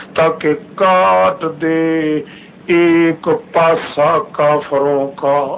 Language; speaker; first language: Urdu; non-native, local second language; Saraiki